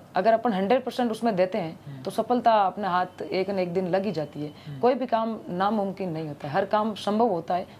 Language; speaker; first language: Hindi; native; Hindi